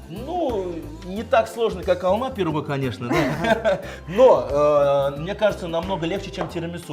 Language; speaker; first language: Russian; native; Russian